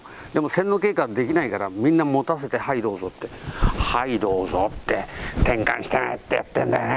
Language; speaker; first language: Japanese; native; Japanese